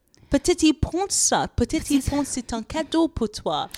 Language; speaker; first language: French; non-native, fluent; English